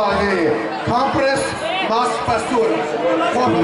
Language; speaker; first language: Spanish; non-native, learner; English